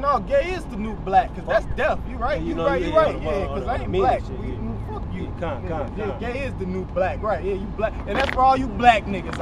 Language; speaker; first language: English; native; English